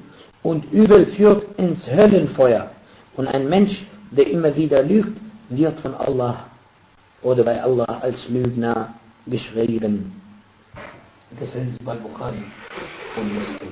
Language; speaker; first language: German; non-native, fluent; Arabic